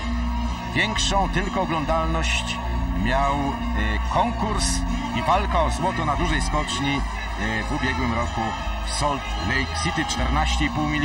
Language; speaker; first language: Polish; native; Polish